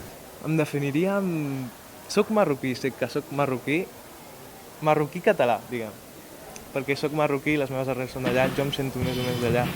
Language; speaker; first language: Catalan; early bilingual, other home language; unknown